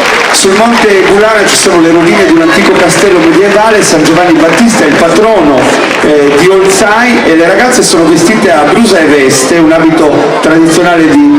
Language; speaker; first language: Italian; native; Italian